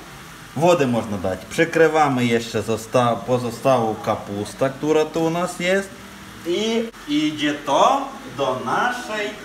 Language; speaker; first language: Polish; non-native, fluent; Ukrainian